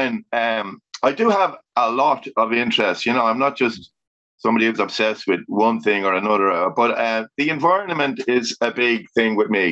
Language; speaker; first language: English; native; English